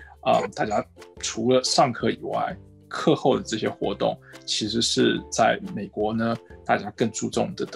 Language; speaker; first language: Chinese; native; Chinese